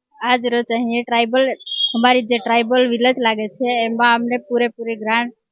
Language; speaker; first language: Gujarati; non-native, local second language; Rathawi